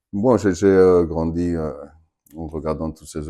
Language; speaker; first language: French; non-native, fluent; Spanish